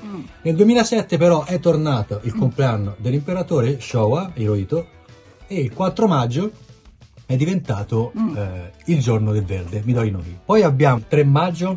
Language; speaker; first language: Italian; native; Italian